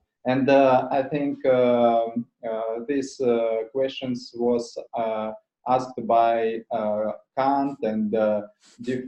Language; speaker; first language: English; non-native, learner; Russian